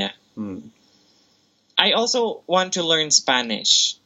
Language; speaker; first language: English; non-native, local second language; Filipino